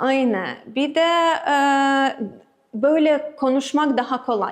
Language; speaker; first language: Turkish; non-native, learner; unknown